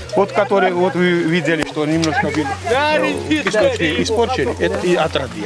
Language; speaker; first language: Russian; non-native, fluent; Georgian